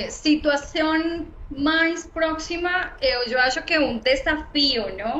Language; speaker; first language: Portuguese; non-native, learner; Spanish